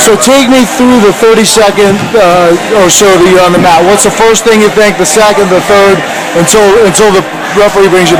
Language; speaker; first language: English; native; English